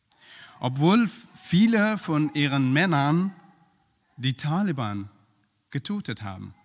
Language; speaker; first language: German; non-native, fluent; Persian